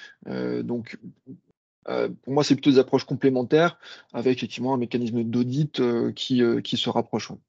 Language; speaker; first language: French; native; French